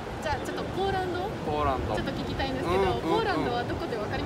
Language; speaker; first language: Japanese; non-native, learner; Polish